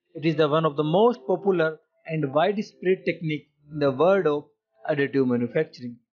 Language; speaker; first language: English; non-native, local second language; Hindi